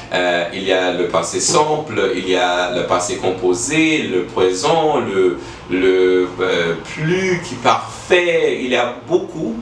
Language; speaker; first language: French; non-native, learner; English